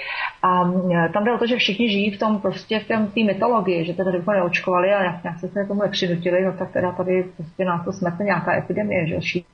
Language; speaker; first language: Czech; native; Czech